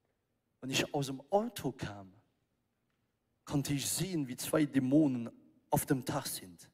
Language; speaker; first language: German; non-native, fluent; French